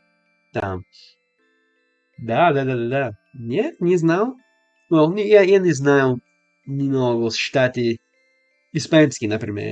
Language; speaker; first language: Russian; non-native, learner; English